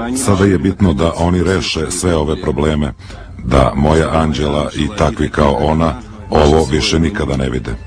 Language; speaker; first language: Serbian; native; Serbian